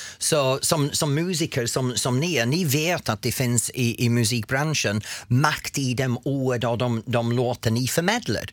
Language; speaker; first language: Swedish; non-native, fluent; English